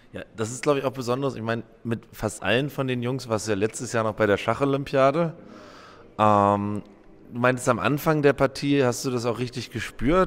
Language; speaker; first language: German; native; German